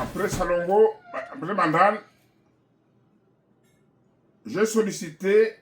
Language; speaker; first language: French; non-native, local second language; Kongo